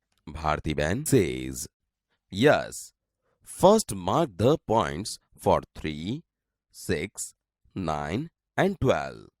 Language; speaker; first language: English; non-native, local second language; Gujarati